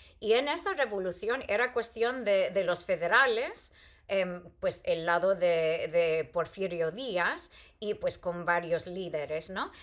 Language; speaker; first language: Spanish; non-native, fluent; English